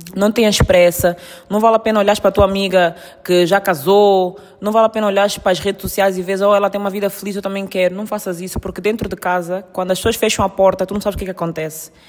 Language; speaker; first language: Portuguese; native; Portuguese